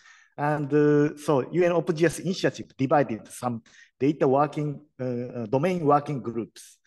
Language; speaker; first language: English; non-native, learner; Japanese